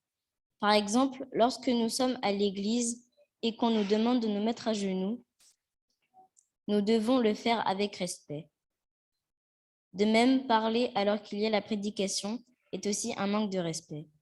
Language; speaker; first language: French; native; French